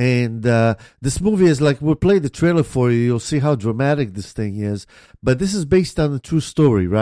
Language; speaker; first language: English; native; English